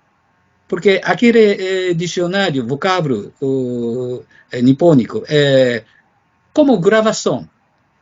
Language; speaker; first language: Portuguese; non-native, fluent; Japanese